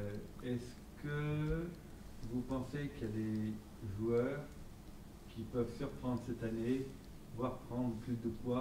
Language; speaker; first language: French; native; French